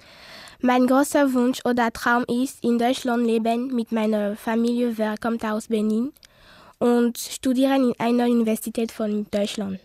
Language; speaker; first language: German; non-native, learner; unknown